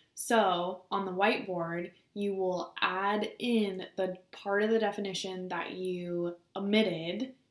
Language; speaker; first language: English; native; English